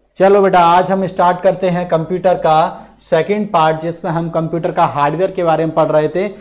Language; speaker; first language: Hindi; native; Hindi